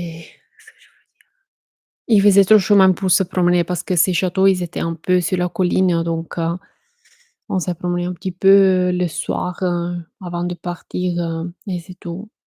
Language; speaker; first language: French; non-native, fluent; Italian